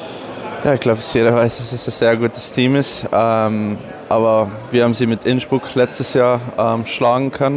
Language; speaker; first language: German; non-native, fluent; Dutch